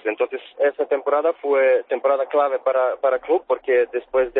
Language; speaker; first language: Spanish; non-native, fluent; Serbian